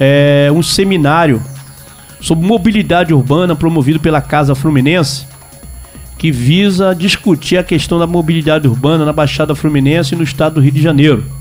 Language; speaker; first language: Portuguese; native; Portuguese